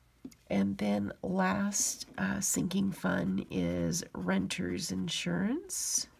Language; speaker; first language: English; native; English